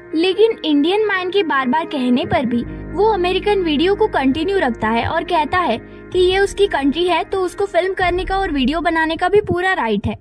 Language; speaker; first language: Hindi; native; Hindi